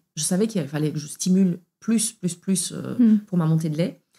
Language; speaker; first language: French; native; French